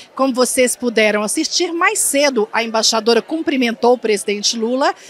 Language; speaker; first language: Portuguese; native; Portuguese